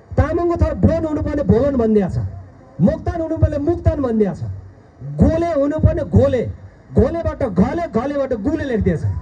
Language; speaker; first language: Nepali; non-native, local second language; Eastern Tamang